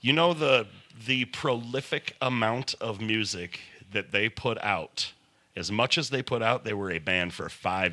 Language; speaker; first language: English; native; English